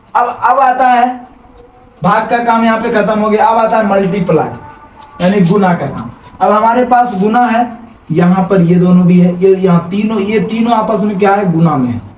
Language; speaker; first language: Hindi; native; Hindi